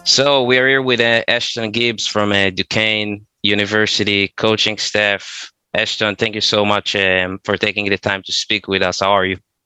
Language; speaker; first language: English; non-native, fluent; Hebrew